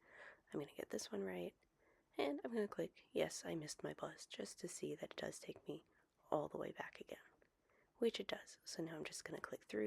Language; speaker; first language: English; native; English